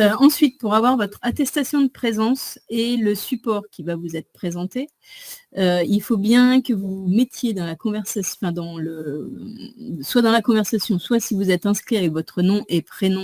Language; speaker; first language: French; native; French